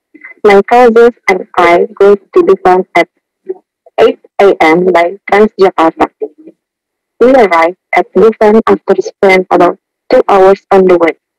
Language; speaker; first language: English; non-native, learner; Indonesian